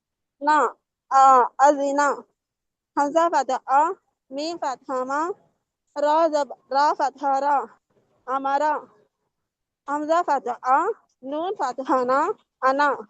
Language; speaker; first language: Arabic; non-native, learner; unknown